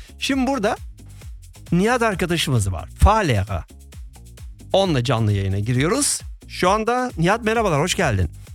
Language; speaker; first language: Turkish; early bilingual, heritage; Turkish